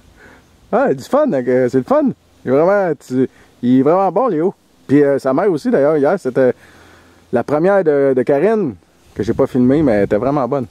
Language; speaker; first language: French; native; French